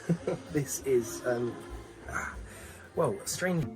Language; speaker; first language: English; native; English